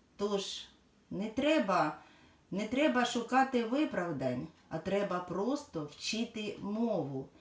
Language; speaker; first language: Ukrainian; non-native, local second language; Russian